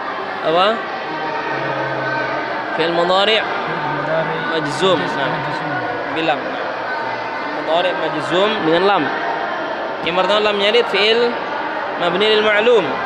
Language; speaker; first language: Arabic; non-native, fluent; Indonesian